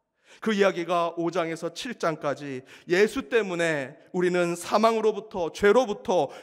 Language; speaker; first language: Korean; native; Korean